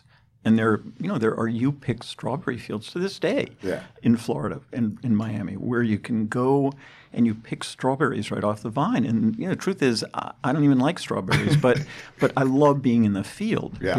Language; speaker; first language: English; native; English